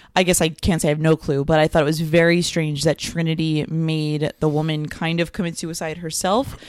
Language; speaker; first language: English; native; English